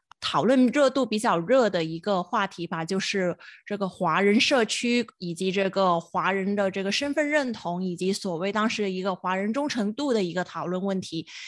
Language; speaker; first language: Chinese; non-native, local second language; Cantonese